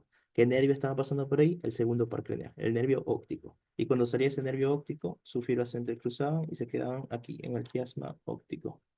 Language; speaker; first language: Spanish; native; Spanish